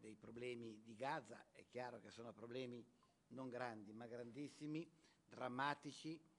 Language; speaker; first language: Italian; native; Italian